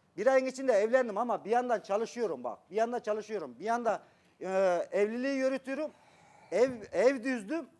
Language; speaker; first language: Turkish; native; Turkish